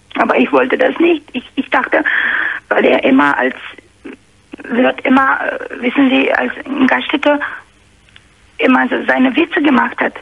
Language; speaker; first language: German; non-native, fluent; Romanian